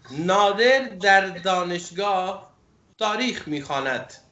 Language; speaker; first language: Persian; non-native, fluent; Urdu